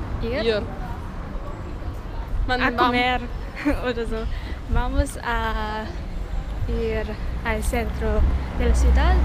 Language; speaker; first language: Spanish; non-native, learner; German